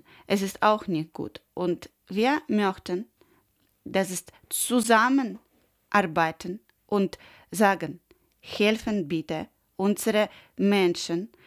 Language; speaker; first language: German; non-native, learner; Ukrainian